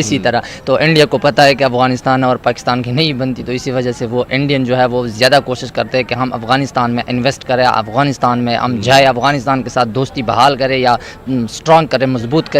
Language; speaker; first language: Hindi; non-native, local second language; Pashto